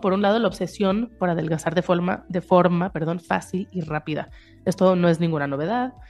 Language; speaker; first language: Spanish; native; Spanish